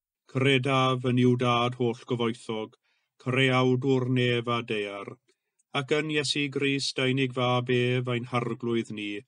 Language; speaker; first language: Welsh; native; Welsh